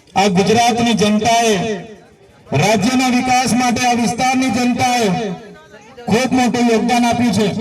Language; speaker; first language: Gujarati; non-native, local second language; Bhili